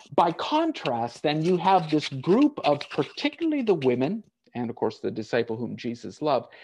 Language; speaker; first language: English; native; English